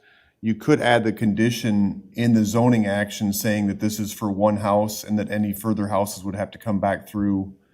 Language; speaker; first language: English; native; English